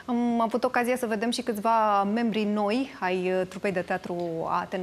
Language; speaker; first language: Romanian; native; Romanian